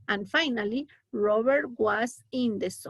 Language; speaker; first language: English; non-native, learner; Spanish